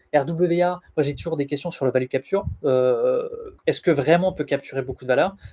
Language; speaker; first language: French; native; French